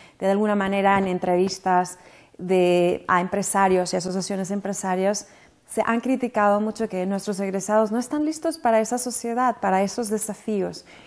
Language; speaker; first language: Spanish; native; Spanish